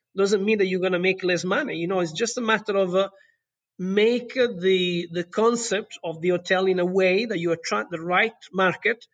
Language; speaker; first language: English; non-native, fluent; Italian